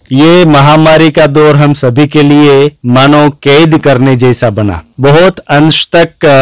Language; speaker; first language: Hindi; non-native, local second language; Gujarati